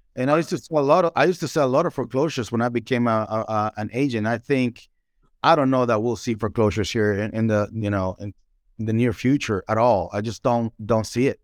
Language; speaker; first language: English; non-native, fluent; Spanish